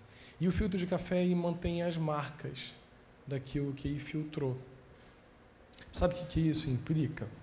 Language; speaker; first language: Portuguese; native; Portuguese